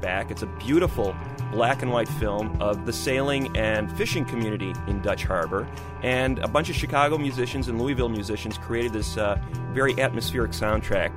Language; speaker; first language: English; native; English